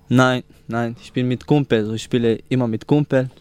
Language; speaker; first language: German; non-native, learner; Romany